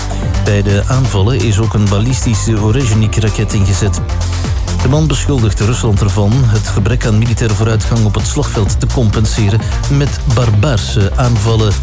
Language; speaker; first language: Dutch; native; Dutch